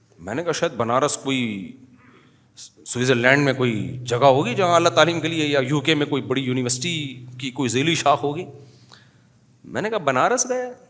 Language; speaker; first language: Urdu; native; Urdu